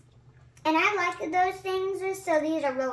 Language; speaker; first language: English; native; English